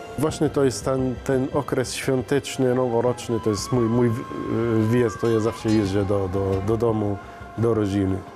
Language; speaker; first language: Polish; non-native, fluent; Arabic